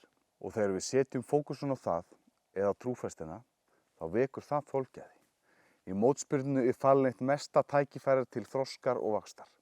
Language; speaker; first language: Icelandic; native; Icelandic